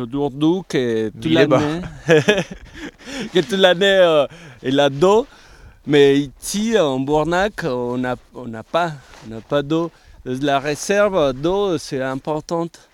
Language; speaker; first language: French; non-native, fluent; Spanish